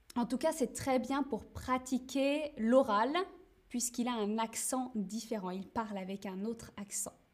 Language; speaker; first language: French; native; French